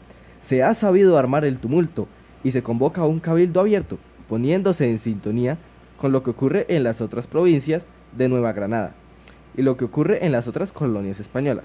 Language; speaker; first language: Spanish; native; Spanish